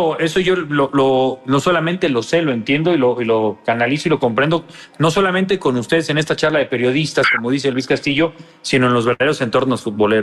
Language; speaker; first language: Spanish; native; Spanish